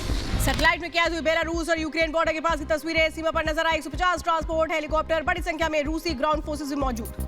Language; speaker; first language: Hindi; native; Hindi